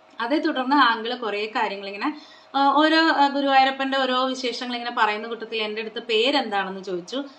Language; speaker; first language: Malayalam; non-native, local second language; Konkani